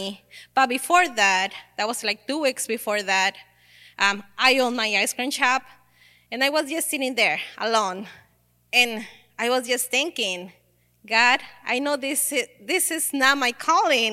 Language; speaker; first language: English; non-native, learner; Spanish